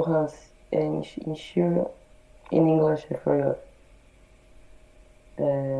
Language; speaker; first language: English; non-native, learner; Portuguese